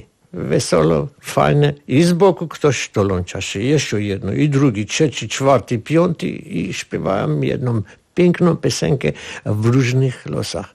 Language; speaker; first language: Polish; non-native, learner; Armenian